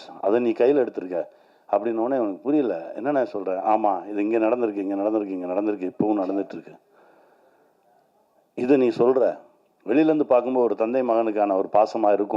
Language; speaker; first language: Tamil; native; Tamil